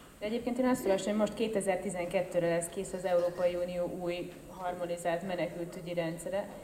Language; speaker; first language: Hungarian; native; Hungarian